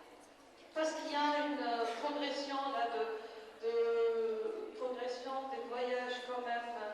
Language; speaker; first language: French; non-native, local second language; Arabic